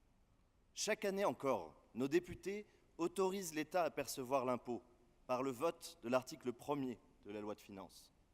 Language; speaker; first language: French; native; French